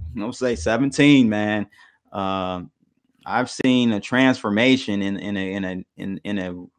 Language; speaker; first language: English; native; English